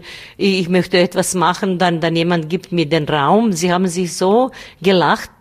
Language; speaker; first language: German; non-native, learner; Bosnian